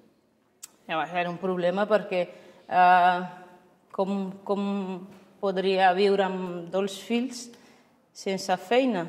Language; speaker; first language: Catalan; non-native, fluent; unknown